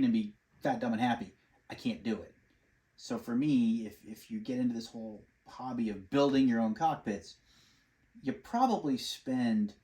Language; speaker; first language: English; native; English